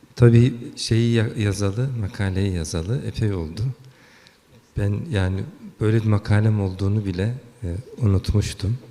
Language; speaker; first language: Turkish; early bilingual, heritage; Turkish